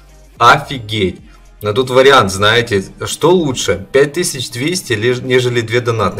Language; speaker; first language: Russian; native; Russian